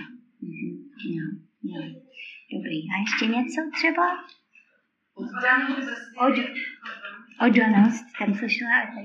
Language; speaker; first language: Czech; non-native, fluent; English